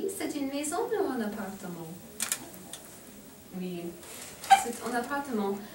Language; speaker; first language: French; non-native, fluent; English